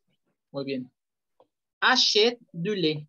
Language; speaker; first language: French; non-native, fluent; Spanish